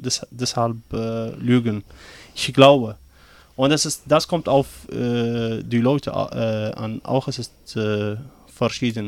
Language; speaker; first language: German; non-native, learner; Arabic